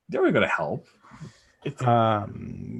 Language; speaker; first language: English; native; English